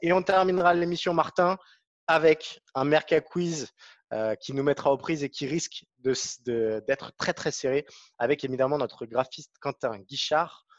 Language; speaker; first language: French; native; French